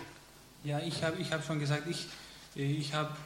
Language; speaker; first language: German; non-native, learner; Arabic